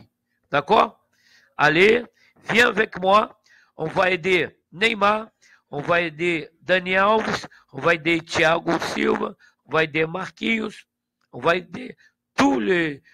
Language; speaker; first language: French; non-native, learner; Portuguese